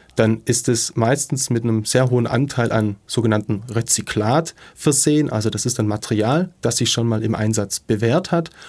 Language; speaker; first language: German; native; German